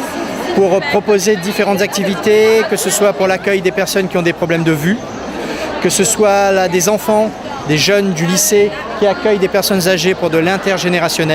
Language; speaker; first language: French; native; French